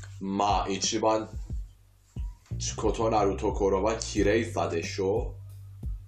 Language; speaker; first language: Japanese; non-native, fluent; Persian